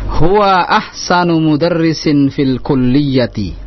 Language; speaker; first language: Arabic; non-native, fluent; Indonesian